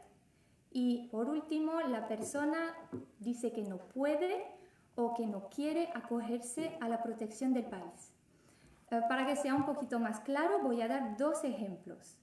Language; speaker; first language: Spanish; non-native, fluent; French